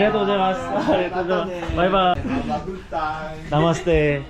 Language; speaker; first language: Japanese; non-native, learner; Korean